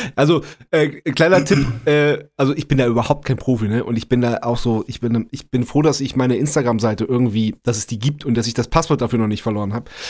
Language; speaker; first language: German; native; German